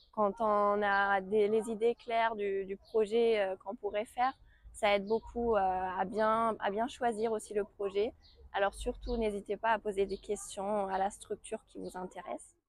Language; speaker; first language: French; non-native, fluent; German